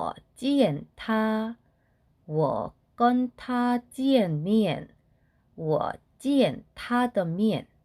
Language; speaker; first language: Chinese; non-native, fluent; Korean